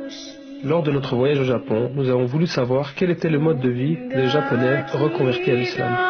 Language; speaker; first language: French; native; French